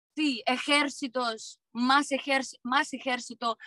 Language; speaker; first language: Spanish; non-native, learner; Ukrainian